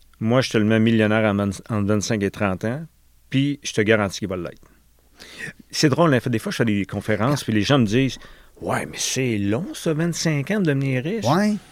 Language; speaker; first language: French; native; French